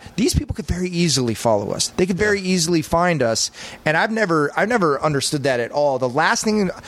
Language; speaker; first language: English; native; English